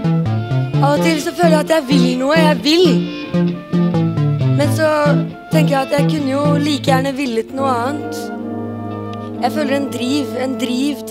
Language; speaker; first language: Norwegian; native; Norwegian